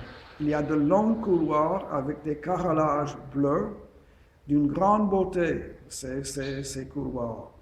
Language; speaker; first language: French; non-native, fluent; English